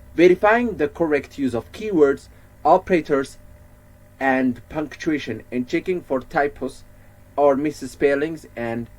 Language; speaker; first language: English; non-native, local second language; Amharic